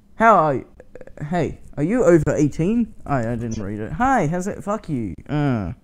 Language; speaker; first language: English; native; English